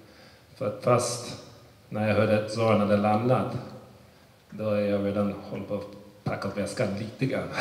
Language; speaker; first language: Swedish; early bilingual, other home language; English